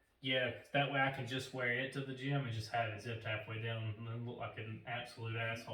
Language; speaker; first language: English; native; English